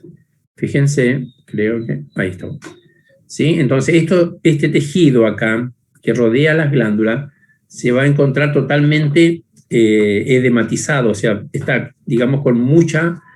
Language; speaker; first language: Spanish; native; Spanish